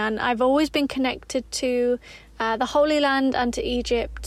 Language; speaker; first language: English; native; English